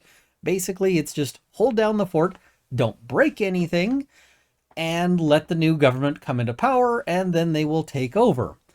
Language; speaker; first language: English; native; English